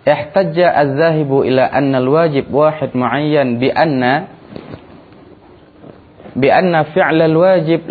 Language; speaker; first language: Arabic; non-native, fluent; Indonesian